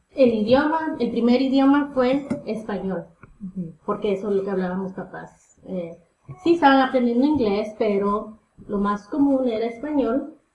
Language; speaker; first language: Spanish; early bilingual, heritage; Spanish